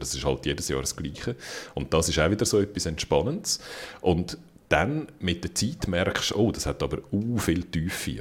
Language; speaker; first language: German; native; German